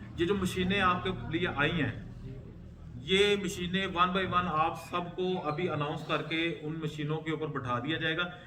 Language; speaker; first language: Urdu; native; Urdu